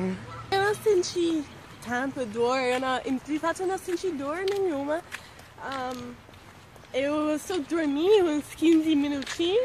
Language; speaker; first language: Portuguese; non-native, fluent; English